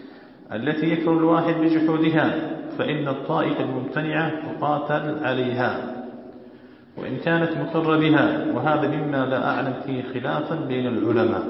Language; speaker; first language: Arabic; native; Arabic